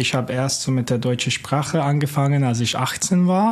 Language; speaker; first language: German; non-native, fluent; English